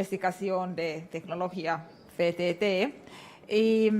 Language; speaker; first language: Spanish; non-native, fluent; Finnish